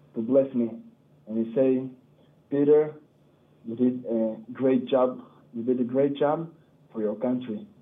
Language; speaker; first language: English; non-native, learner; Hebrew